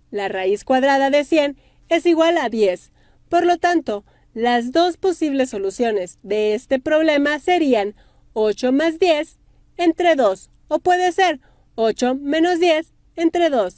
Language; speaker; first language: Spanish; native; Spanish